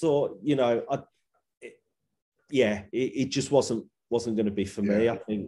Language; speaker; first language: English; native; English